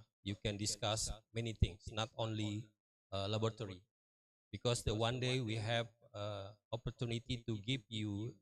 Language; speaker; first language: English; non-native, learner; Indonesian